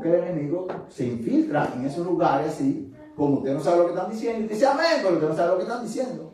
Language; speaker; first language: Spanish; native; Spanish